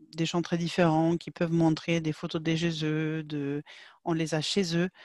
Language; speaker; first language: French; non-native, fluent; Swedish